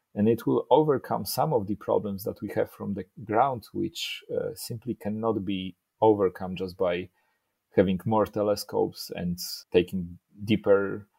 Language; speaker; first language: English; non-native, fluent; Polish